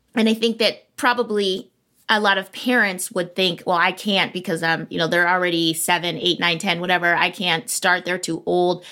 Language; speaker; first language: English; native; English